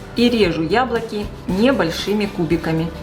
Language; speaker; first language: Russian; native; Russian